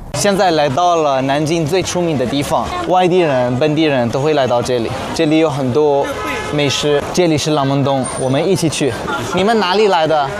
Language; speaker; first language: Chinese; non-native, fluent; Arabic